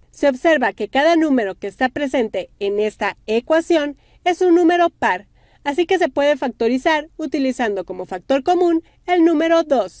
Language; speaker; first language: Spanish; native; Spanish